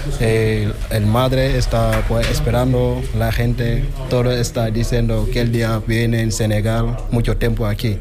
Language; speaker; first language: Spanish; non-native, learner; Wolof